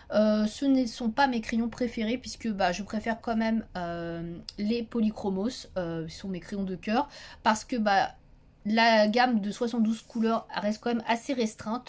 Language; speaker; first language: French; native; French